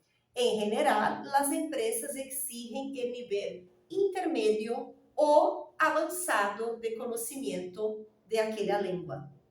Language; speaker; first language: Spanish; non-native, fluent; Portuguese